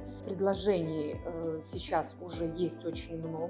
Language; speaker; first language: Russian; native; Russian